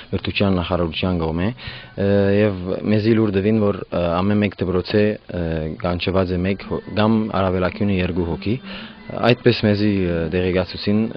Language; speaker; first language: Armenian; early bilingual, heritage; Armenian